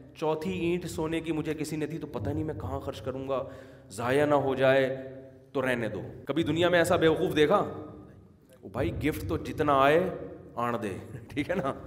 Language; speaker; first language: Urdu; native; Urdu